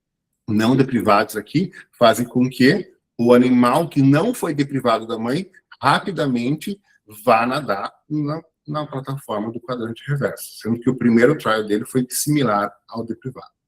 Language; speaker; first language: Portuguese; native; Portuguese